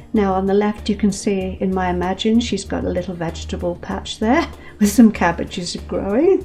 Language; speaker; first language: English; native; English